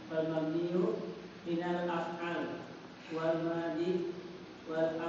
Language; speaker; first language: Arabic; non-native, learner; Indonesian